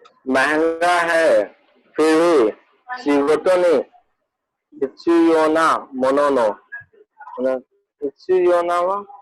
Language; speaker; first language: Japanese; non-native, learner; Hindi